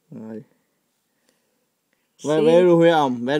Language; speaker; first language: Danish; non-native, learner; Vietnamese